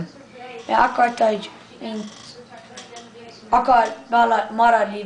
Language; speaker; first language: Hungarian; early bilingual, heritage; English